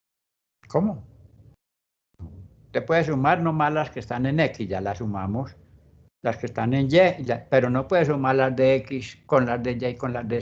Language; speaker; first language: Spanish; native; Spanish